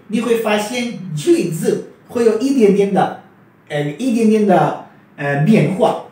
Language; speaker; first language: Chinese; non-native, fluent; Urdu